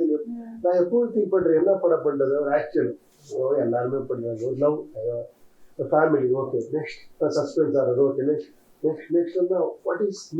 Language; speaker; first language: Tamil; non-native, learner; Kannada